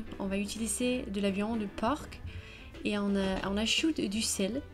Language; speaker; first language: French; non-native, fluent; Danish